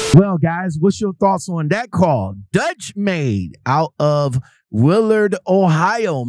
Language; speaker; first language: English; native; English